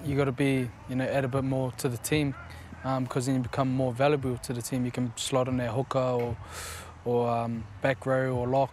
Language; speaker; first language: English; native; English